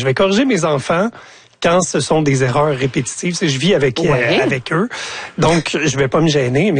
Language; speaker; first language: French; native; French